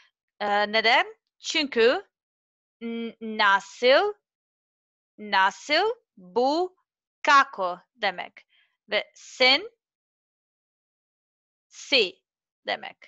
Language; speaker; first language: Turkish; non-native, learner; Serbian